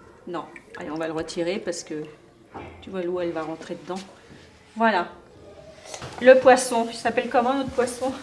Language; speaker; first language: French; native; French